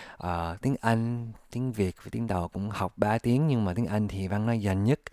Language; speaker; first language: Vietnamese; early bilingual, heritage; English